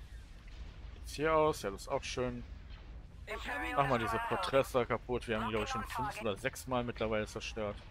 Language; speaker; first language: German; native; German